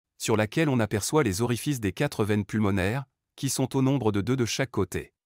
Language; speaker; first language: French; non-native, local second language; Arabic